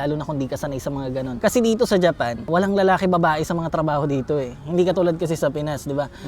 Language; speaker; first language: Filipino; native; Filipino